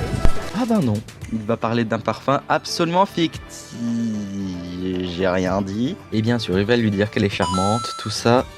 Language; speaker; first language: French; native; French